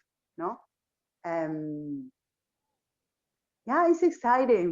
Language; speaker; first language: English; non-native, learner; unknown